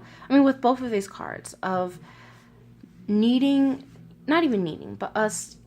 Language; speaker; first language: English; native; English